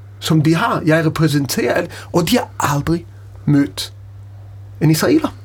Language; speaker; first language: Danish; non-native, fluent; Hebrew